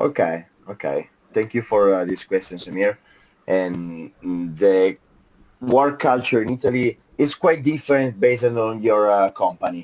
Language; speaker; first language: English; non-native, fluent; Italian